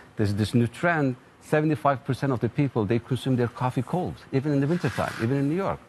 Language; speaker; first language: English; non-native, fluent; Turkish